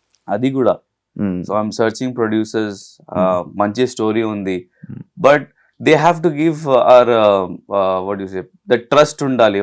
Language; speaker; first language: Telugu; non-native, learner; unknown